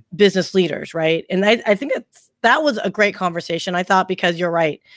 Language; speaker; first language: English; early bilingual, other home language; Thai